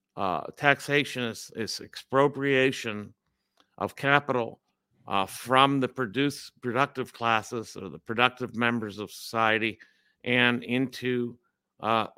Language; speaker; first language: English; native; English